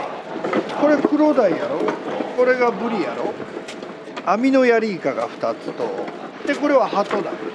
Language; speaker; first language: Japanese; native; Japanese